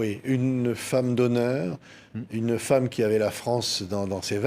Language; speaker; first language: French; native; French